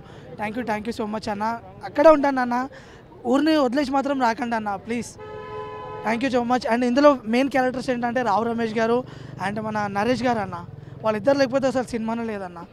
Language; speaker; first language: Telugu; native; Telugu